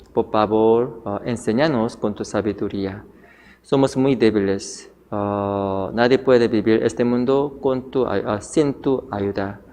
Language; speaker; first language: Spanish; non-native, learner; Korean